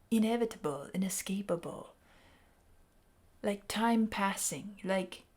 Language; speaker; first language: English; native; English